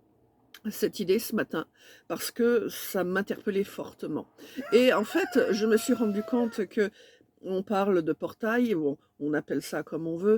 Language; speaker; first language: French; native; French